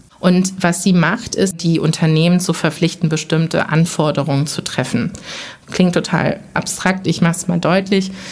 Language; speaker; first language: German; early bilingual, other home language; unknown